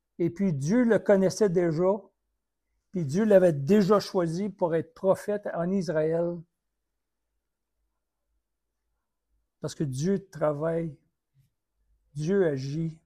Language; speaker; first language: French; native; French